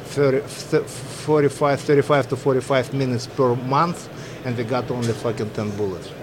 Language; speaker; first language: English; non-native, fluent; Russian